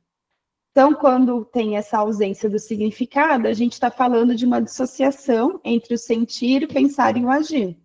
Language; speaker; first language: Portuguese; native; Portuguese